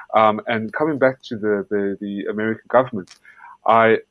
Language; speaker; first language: English; native; English